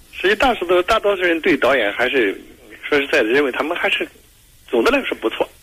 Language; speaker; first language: Chinese; native; Chinese